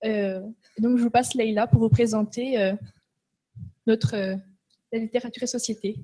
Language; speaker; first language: French; native; French